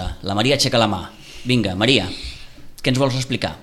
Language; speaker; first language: Catalan; native; Catalan